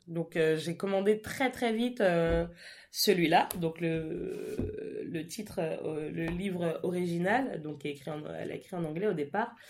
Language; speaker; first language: French; native; French